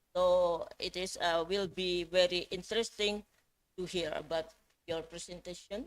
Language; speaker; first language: English; non-native, fluent; Indonesian